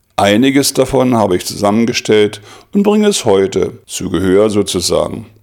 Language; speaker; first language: German; native; German